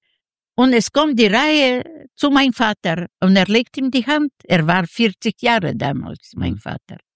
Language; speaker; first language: German; non-native, learner; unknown